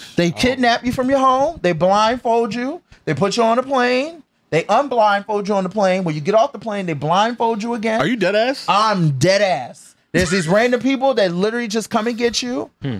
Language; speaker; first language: English; native; English